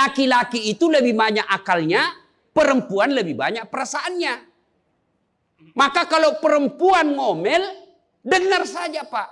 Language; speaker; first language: Indonesian; native; Indonesian